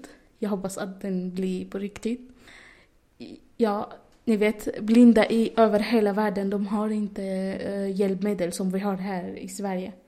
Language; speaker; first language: Swedish; non-native, fluent; Arabic